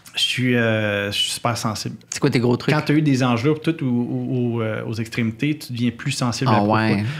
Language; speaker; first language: French; native; French